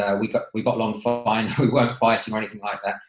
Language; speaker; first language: English; native; English